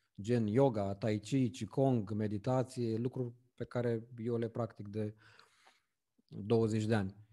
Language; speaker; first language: Romanian; native; Romanian